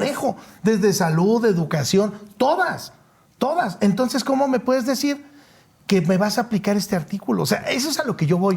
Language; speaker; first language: Spanish; native; Spanish